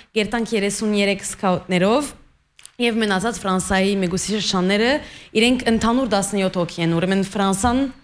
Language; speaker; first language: Armenian; early bilingual, heritage; Armenian